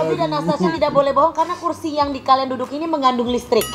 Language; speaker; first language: Indonesian; native; Indonesian